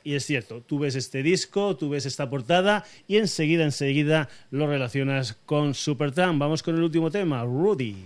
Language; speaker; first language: Spanish; native; Spanish